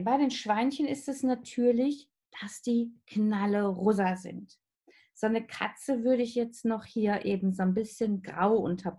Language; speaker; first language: German; native; German